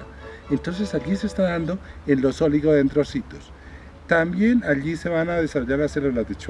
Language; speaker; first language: Spanish; native; Spanish